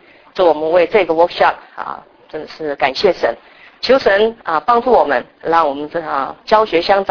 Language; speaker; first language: Chinese; native; Chinese